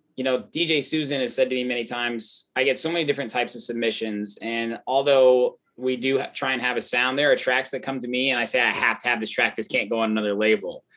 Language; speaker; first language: English; native; English